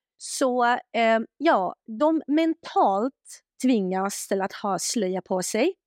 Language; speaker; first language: Swedish; non-native, fluent; Arabic